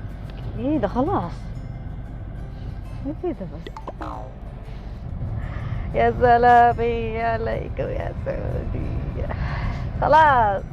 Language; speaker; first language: Arabic; non-native, learner; Indonesian